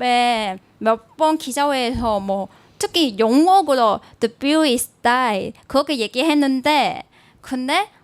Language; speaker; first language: Korean; non-native, learner; Cantonese